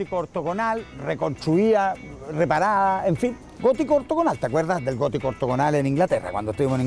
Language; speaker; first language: Spanish; native; Spanish